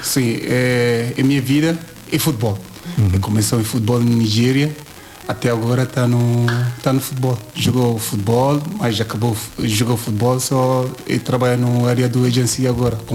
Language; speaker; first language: Portuguese; non-native, learner; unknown